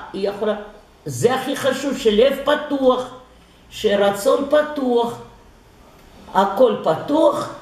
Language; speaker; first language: Hebrew; non-native, fluent; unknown